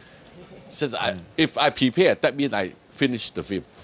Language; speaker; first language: English; non-native, learner; Cantonese